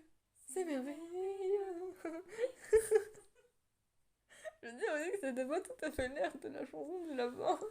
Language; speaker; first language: French; native; French